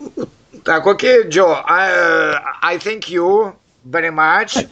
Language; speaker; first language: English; non-native, learner; Russian